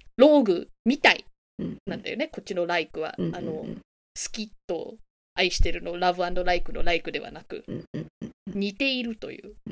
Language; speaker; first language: Japanese; native; Japanese